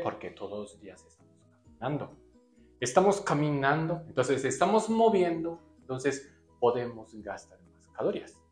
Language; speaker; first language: Spanish; non-native, learner; Japanese